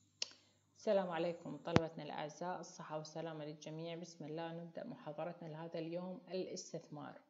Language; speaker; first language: Arabic; native; Arabic